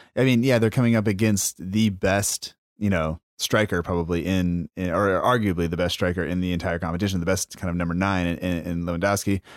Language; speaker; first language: English; native; English